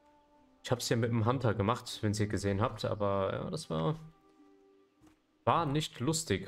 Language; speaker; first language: German; native; German